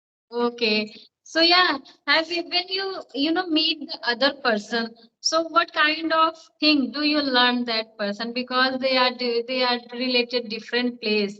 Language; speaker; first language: English; non-native, learner; Hindi